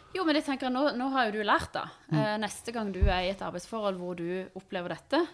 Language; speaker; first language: Norwegian; non-native, fluent; Persian